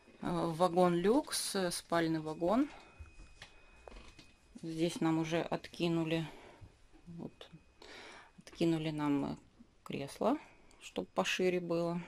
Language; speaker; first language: Russian; native; Russian